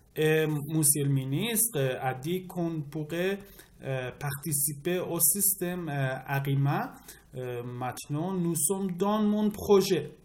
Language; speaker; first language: French; non-native, learner; Persian